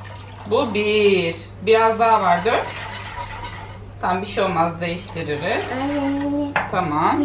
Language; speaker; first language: Turkish; native; Turkish